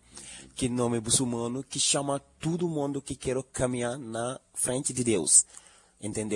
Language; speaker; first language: Portuguese; non-native, learner; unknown